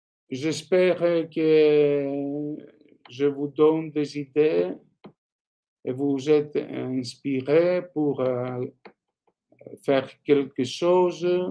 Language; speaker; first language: French; non-native, learner; Greek